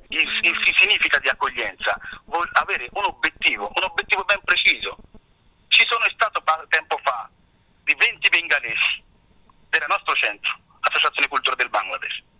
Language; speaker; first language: Italian; non-native, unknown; Bangla